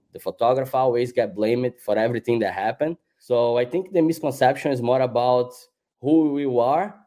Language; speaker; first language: English; non-native, fluent; Portuguese